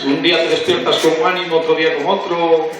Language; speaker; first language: Spanish; native; Spanish